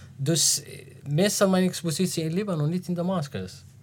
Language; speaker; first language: Dutch; non-native, learner; Arabic